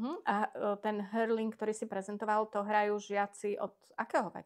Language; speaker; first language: Slovak; native; Slovak